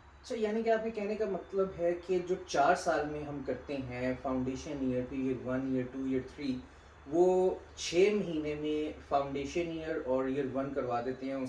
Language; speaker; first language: Urdu; native; Urdu